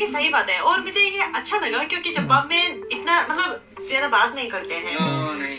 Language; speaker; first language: Hindi; non-native, fluent; Japanese